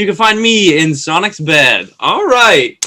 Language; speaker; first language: English; native; English